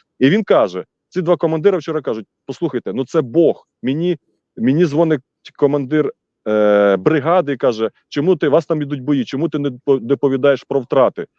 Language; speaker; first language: Ukrainian; native; Ukrainian